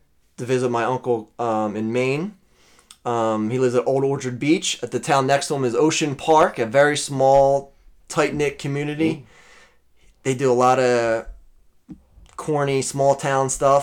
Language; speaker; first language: English; native; English